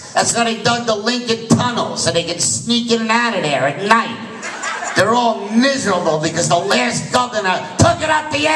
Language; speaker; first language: English; native; English